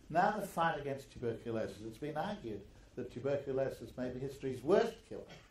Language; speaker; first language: English; early bilingual, other home language; German